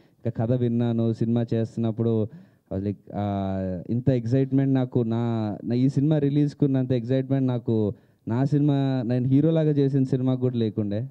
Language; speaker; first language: Telugu; native; Telugu